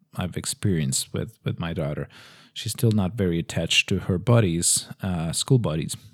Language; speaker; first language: English; non-native, fluent; Portuguese